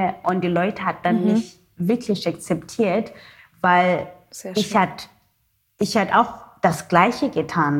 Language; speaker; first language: German; non-native, learner; Xhosa